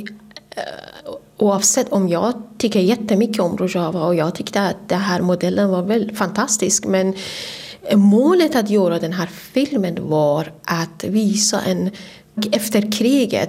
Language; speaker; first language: Swedish; non-native, fluent; Persian